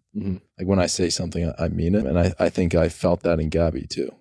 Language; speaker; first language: English; native; English